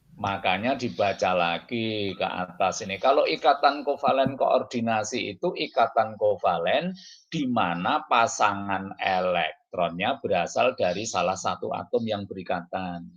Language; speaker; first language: Indonesian; native; Indonesian